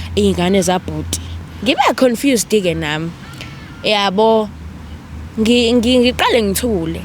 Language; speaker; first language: Zulu; non-native, local second language; Xhosa